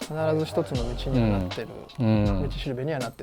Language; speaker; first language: Japanese; native; Japanese